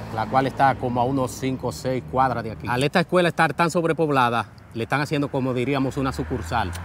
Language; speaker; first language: Spanish; native; Spanish